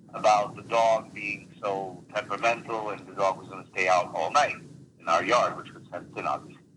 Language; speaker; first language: English; early bilingual, other home language; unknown